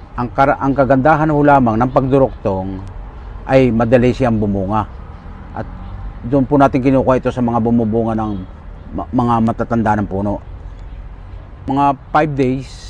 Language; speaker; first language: Filipino; native; Filipino